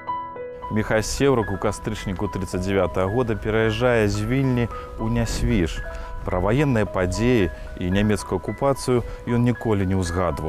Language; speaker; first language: Belarusian; native; Belarusian